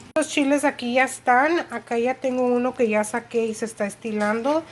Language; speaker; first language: Spanish; early bilingual, heritage; Spanish